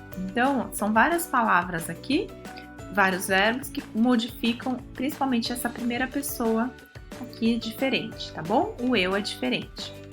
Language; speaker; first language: Portuguese; early bilingual, other home language; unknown